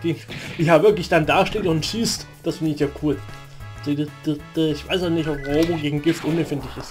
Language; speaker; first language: German; native; German